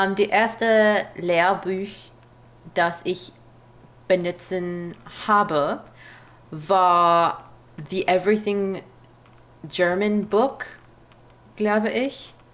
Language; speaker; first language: German; non-native, learner; English